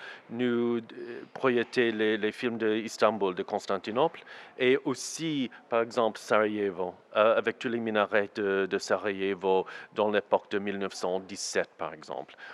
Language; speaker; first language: French; non-native, learner; English